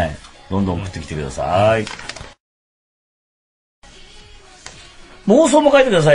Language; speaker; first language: Japanese; native; Japanese